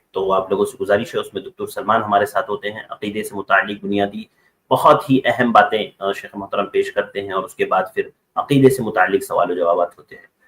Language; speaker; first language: Urdu; native; Urdu